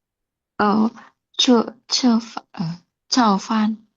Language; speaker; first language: Chinese; non-native, learner; Indonesian